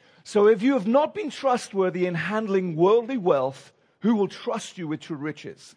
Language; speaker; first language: English; native; English